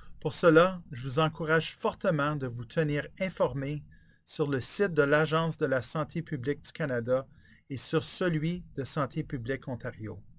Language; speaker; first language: French; native; French